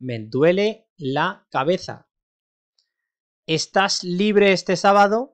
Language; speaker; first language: Spanish; non-native, fluent; Urdu